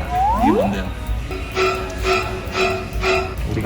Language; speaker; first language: Korean; native; Korean